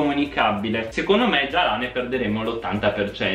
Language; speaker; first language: Italian; native; Italian